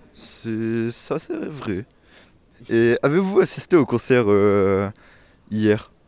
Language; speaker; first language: French; native; French